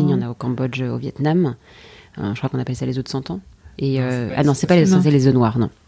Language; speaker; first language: French; native; French